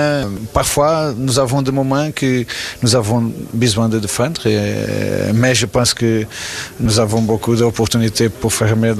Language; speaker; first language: French; non-native, fluent; Portuguese